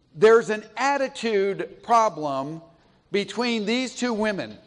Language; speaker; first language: English; native; English